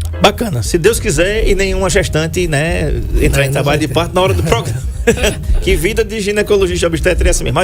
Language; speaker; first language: Portuguese; native; Portuguese